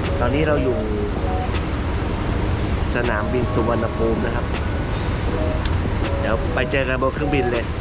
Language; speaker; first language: Thai; native; Thai